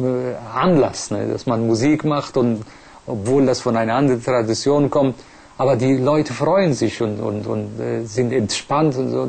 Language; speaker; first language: German; non-native, fluent; Persian